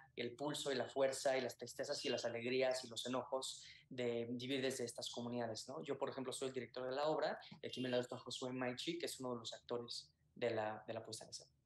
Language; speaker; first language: Spanish; native; Spanish